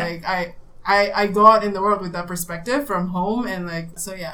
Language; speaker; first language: English; non-native, fluent; Indonesian